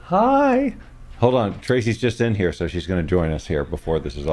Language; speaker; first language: English; native; English